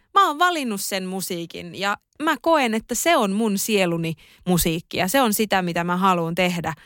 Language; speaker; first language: Finnish; native; Finnish